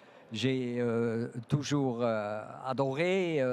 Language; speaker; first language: French; non-native, fluent; Dutch